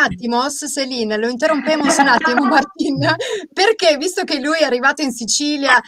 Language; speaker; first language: Italian; native; Italian